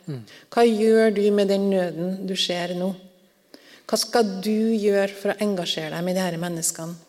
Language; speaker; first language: Norwegian; native; Norwegian